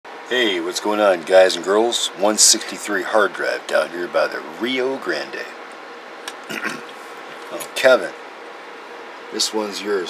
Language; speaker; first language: English; native; English